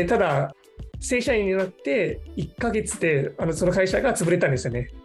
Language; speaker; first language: Japanese; non-native, fluent; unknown